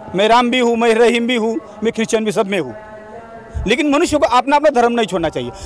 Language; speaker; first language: Hindi; non-native, local second language; Marathi